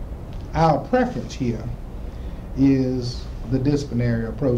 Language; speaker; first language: English; native; English